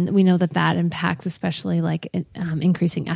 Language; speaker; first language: English; native; English